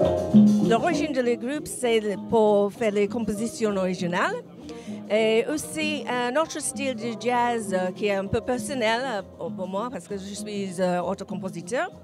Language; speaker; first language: French; non-native, fluent; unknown